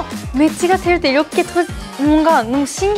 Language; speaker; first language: Korean; non-native, fluent; Japanese